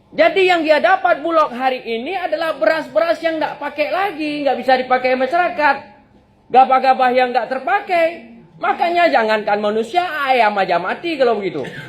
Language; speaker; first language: Indonesian; non-native, local second language; Achinese